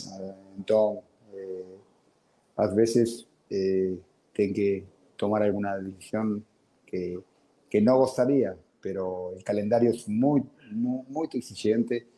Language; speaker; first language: Portuguese; non-native, fluent; Spanish